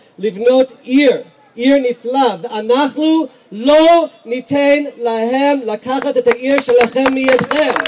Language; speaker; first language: Hebrew; early bilingual, other home language; English